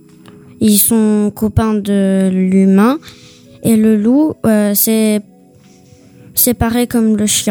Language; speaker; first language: French; early bilingual, other home language; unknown